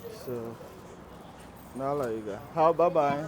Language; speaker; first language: Chinese; non-native, learner; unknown